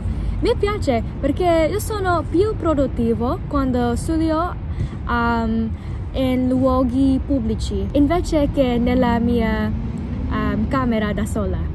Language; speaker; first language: Italian; non-native, learner; English